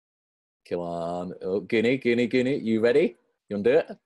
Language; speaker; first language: English; native; English